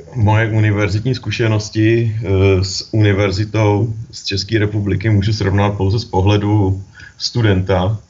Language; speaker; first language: Czech; native; Czech